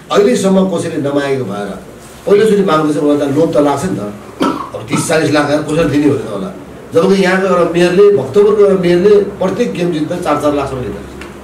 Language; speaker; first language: Nepali; non-native, local second language; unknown